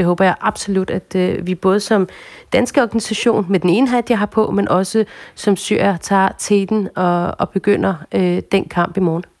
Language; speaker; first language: Danish; early bilingual, other home language; Arabic